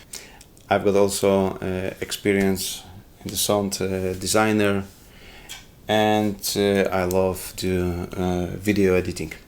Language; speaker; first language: English; non-native, learner; Polish